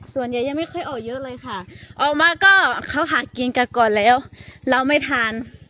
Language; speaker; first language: Thai; non-native, local second language; Lahu